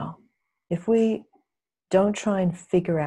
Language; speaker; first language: English; native; English